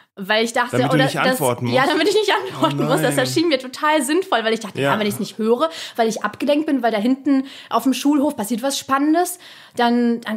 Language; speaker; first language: German; early bilingual, other home language; Russian